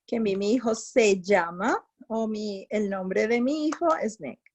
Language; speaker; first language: Spanish; non-native, fluent; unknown